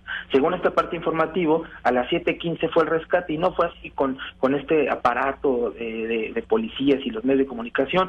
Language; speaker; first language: Spanish; native; Spanish